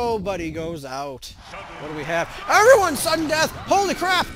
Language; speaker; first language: English; native; English